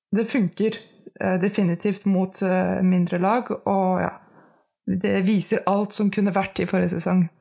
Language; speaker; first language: Norwegian; native; Norwegian